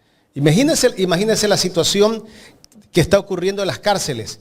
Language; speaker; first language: Spanish; native; Spanish